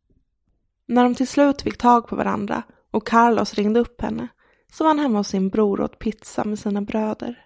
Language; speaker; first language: Swedish; native; Swedish